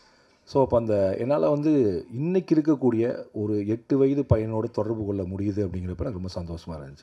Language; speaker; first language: Tamil; native; Tamil